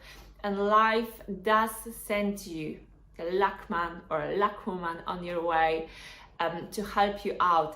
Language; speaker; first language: English; non-native, fluent; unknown